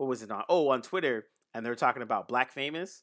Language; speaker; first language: English; native; English